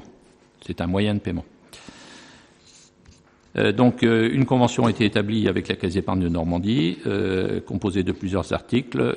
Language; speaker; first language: French; native; French